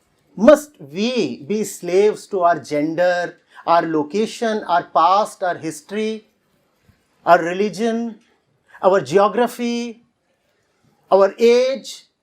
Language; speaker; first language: English; non-native, local second language; Hindi